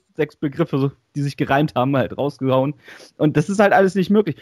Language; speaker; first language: German; native; German